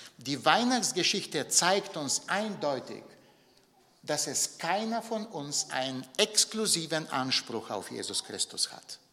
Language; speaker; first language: German; non-native, fluent; Bulgarian